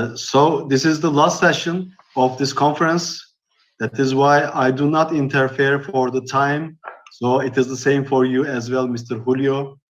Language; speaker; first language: English; non-native, fluent; Turkish